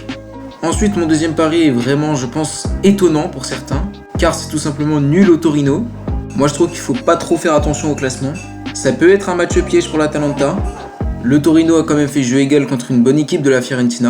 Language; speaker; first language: French; native; French